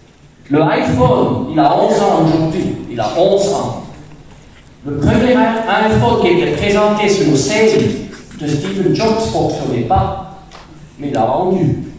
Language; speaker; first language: French; non-native, fluent; German